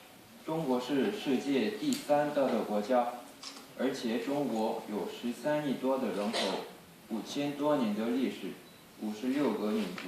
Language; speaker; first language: Chinese; non-native, fluent; Korean